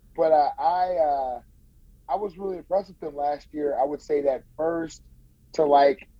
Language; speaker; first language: English; native; English